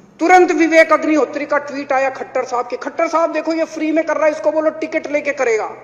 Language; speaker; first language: Hindi; native; Hindi